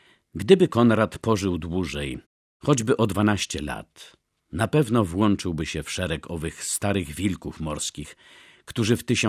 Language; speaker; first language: Polish; native; Polish